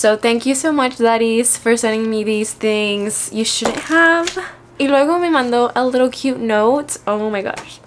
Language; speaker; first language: English; early bilingual, other home language; Spanish